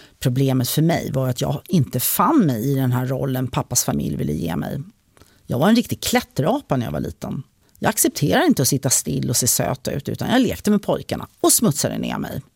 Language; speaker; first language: Swedish; early bilingual, other home language; French